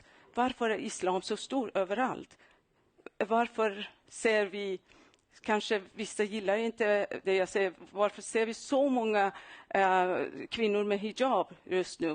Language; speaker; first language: Swedish; non-native, fluent; Persian